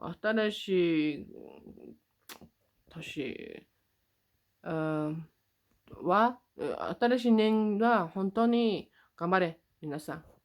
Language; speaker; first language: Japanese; non-native, learner; Mongolian